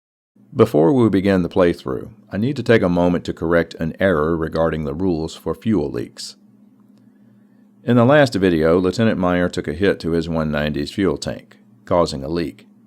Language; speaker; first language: English; native; English